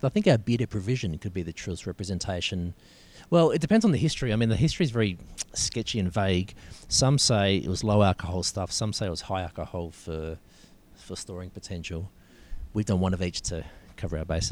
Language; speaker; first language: English; native; English